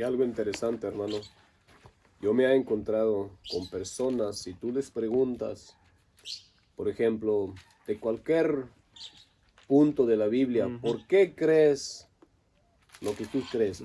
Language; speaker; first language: Spanish; non-native, local second language; Low German